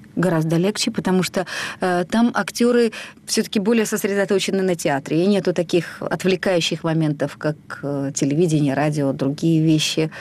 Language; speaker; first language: Russian; native; Russian